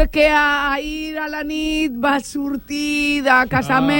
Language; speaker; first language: Catalan; non-native, local second language; Spanish